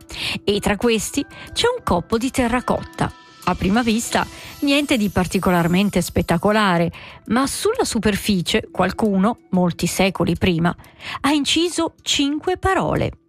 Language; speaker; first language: Italian; native; Italian